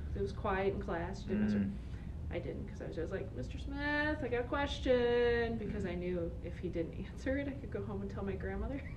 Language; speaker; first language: English; native; English